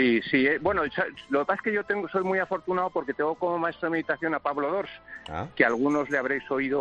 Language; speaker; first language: Spanish; native; Spanish